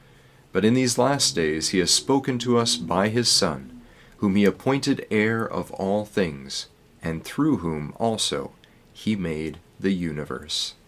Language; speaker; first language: English; native; English